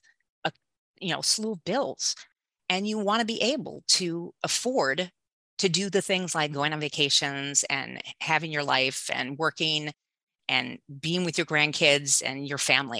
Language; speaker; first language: English; native; English